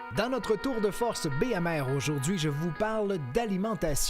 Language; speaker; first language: French; native; French